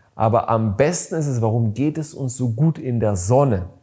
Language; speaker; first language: German; non-native, fluent; Bulgarian